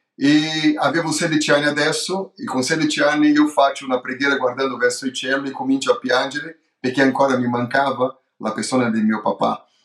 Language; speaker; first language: Italian; non-native, fluent; Portuguese